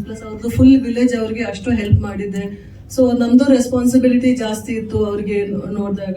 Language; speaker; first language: Kannada; non-native, fluent; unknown